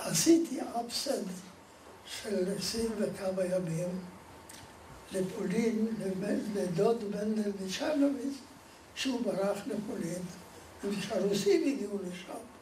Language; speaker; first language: Hebrew; non-native, fluent; Polish